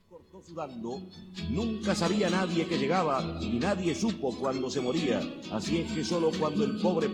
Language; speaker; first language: Spanish; native; Spanish